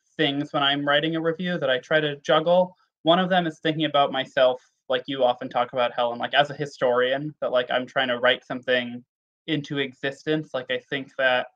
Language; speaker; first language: English; native; English